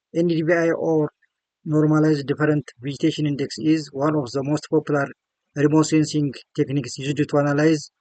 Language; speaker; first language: English; non-native, local second language; Amharic